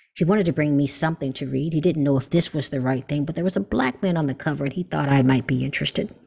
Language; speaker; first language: English; native; English